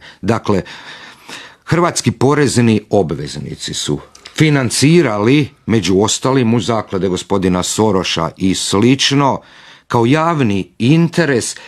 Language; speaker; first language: Croatian; native; Croatian